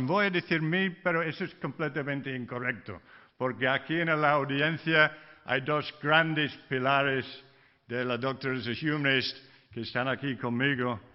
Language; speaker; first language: Spanish; non-native, fluent; English